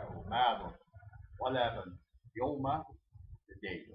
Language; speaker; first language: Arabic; non-native, fluent; English